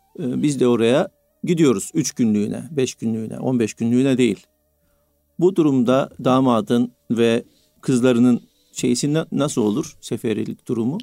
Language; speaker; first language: Turkish; native; Turkish